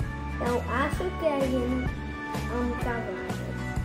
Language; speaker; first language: Portuguese; early bilingual, heritage; Portuguese